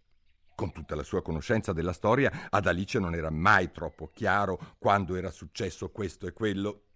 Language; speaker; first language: Italian; native; Italian